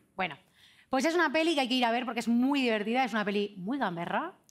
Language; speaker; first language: Spanish; native; Spanish